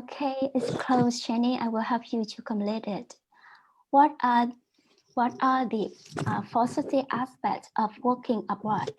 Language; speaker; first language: English; non-native, learner; Vietnamese